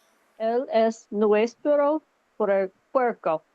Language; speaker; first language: Spanish; non-native, learner; English